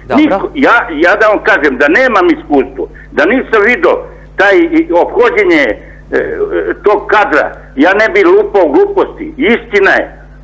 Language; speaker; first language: Serbian; native; Serbian